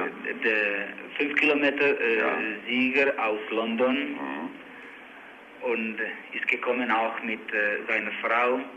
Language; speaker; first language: German; non-native, learner; Czech